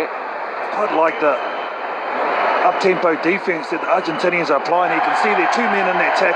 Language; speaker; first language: English; native; English